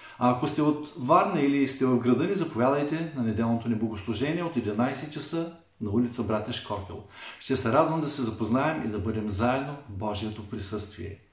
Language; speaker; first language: Bulgarian; non-native, fluent; English